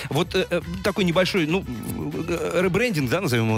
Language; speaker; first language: Russian; native; Russian